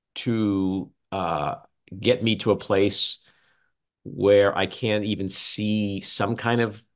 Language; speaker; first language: English; native; English